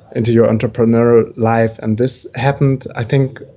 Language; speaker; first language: English; non-native, fluent; German